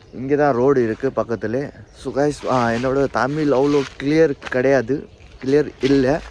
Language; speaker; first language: Tamil; non-native, learner; Nepali